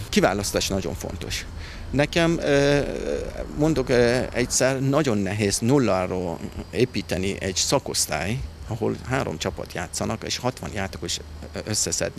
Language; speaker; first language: Hungarian; non-native, learner; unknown